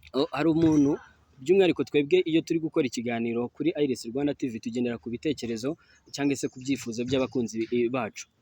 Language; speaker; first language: Kinyarwanda; native; Kinyarwanda